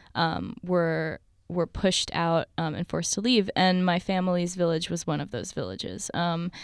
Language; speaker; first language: English; native; English